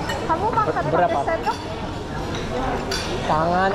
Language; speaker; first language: Indonesian; non-native, learner; English